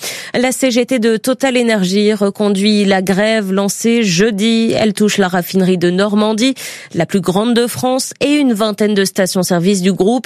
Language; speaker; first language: French; native; French